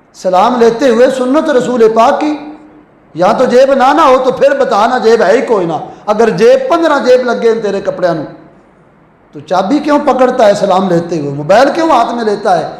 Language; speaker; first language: Urdu; non-native, local second language; Punjabi